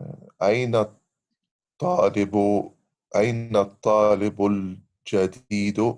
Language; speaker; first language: Arabic; non-native, learner; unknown